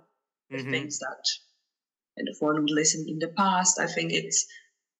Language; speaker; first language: English; non-native, fluent; Polish